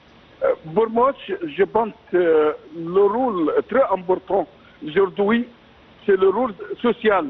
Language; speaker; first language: French; non-native, fluent; Arabic